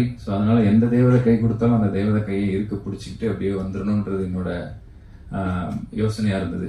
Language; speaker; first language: Tamil; native; Tamil